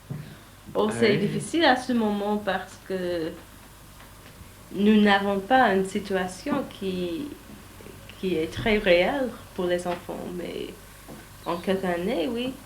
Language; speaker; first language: French; non-native, learner; English